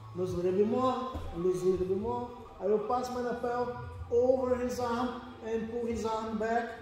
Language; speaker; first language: English; non-native, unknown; Portuguese